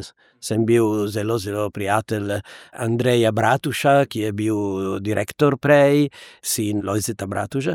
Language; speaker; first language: Slovenian; non-native, learner; Italian